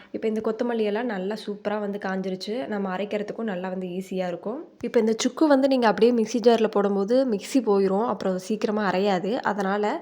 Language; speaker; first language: Tamil; native; Tamil